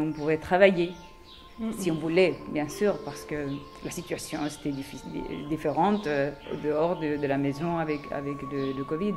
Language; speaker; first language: French; non-native, fluent; Spanish